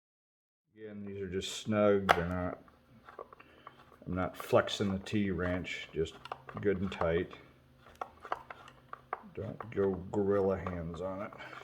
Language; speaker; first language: English; native; English